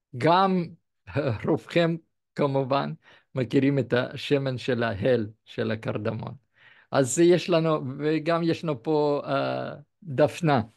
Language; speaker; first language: Hebrew; non-native, fluent; Russian